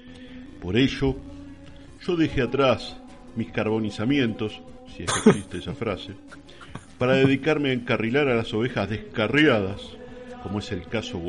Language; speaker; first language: Spanish; native; Spanish